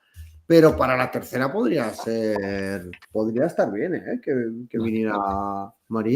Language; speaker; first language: Spanish; native; Spanish